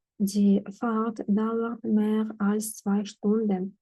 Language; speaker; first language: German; non-native, fluent; Ukrainian